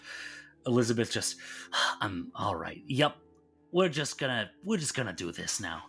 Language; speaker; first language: English; native; English